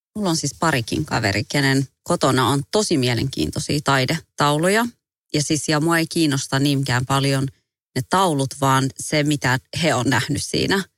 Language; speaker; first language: Finnish; early bilingual, heritage; Finnish